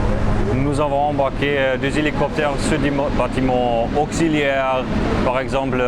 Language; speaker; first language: French; non-native, fluent; German